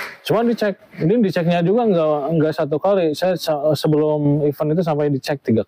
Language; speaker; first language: Indonesian; native; Indonesian